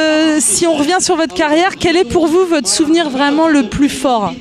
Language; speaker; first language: French; native; French